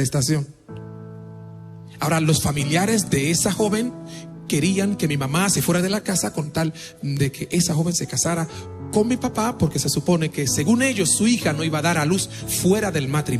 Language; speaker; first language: Spanish; non-native, fluent; Haitian Creole